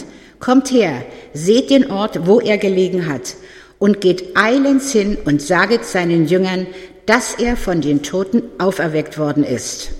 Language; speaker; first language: German; native; German